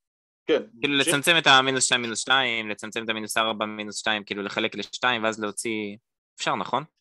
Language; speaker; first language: Hebrew; native; Hebrew